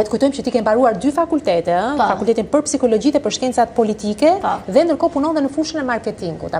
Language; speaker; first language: Albanian; native; Albanian